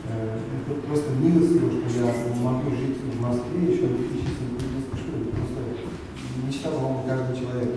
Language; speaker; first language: Russian; non-native, fluent; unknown